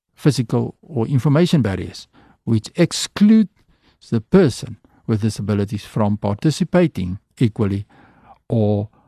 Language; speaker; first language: English; non-native, local second language; Afrikaans